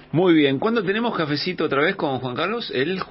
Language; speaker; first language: Spanish; native; Spanish